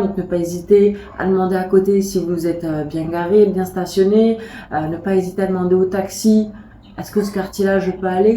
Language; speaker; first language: French; native; French